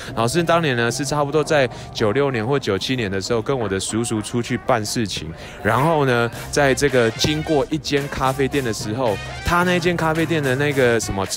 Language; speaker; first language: Chinese; early bilingual, heritage; Chinese